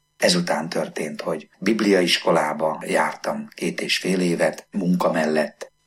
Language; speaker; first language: Hungarian; native; Hungarian